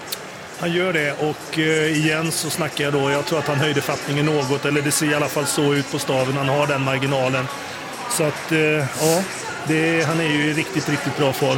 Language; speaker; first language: Swedish; native; Swedish